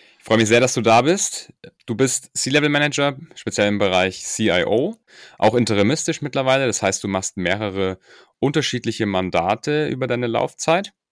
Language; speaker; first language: German; native; German